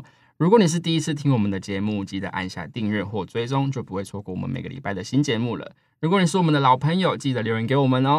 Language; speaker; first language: Chinese; native; Chinese